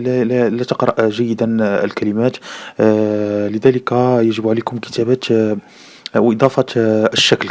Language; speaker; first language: Arabic; native; Arabic